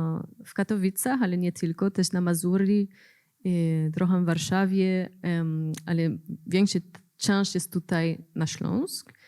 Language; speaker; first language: Polish; non-native, learner; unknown